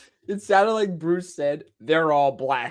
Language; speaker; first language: English; native; English